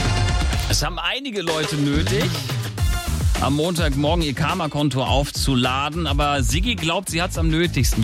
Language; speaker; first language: German; native; German